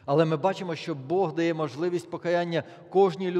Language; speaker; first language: Polish; non-native, learner; Ukrainian